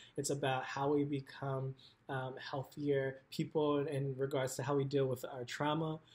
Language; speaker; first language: English; native; English